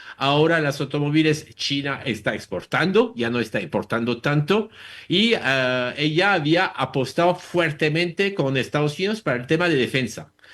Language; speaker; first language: Spanish; non-native, fluent; French